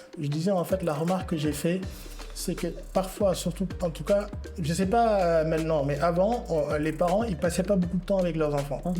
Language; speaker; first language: French; non-native, local second language; Wolof